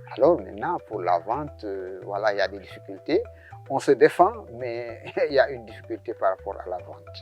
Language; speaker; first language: French; non-native, local second language; Serer